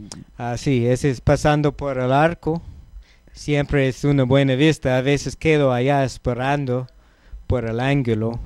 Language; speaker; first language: Spanish; non-native, learner; English